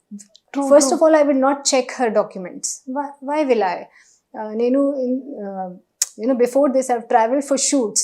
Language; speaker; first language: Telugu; non-native, learner; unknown